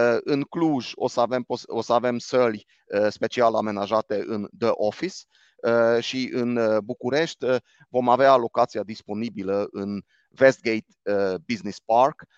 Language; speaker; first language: Romanian; non-native, local second language; Hungarian